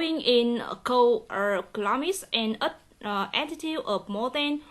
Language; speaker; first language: English; non-native, learner; Vietnamese